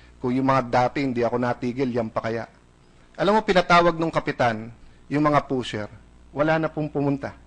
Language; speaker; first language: Filipino; native; Filipino